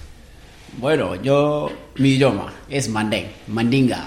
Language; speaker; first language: Spanish; non-native, learner; Wolof